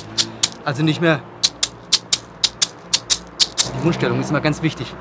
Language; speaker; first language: German; native; German